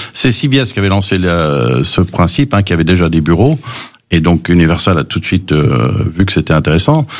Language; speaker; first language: French; early bilingual, other home language; English